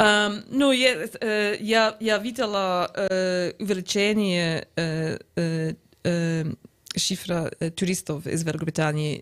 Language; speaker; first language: Russian; non-native, learner; English